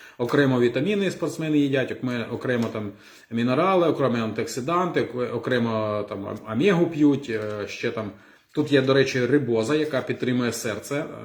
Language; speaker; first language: Ukrainian; non-native, local second language; Russian